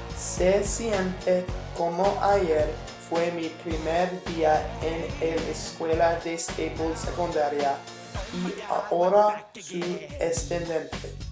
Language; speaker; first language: Spanish; non-native, learner; English